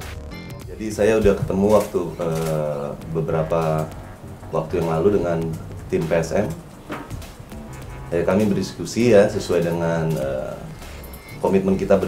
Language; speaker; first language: Indonesian; native; Indonesian